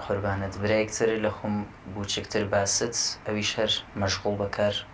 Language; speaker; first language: Central Kurdish; native; Central Kurdish